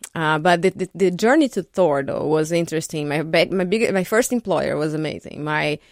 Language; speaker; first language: English; non-native, fluent; Portuguese